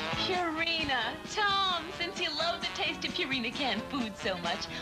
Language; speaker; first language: English; native; English